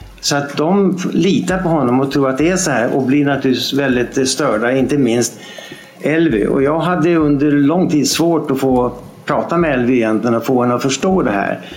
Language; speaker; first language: Swedish; native; Swedish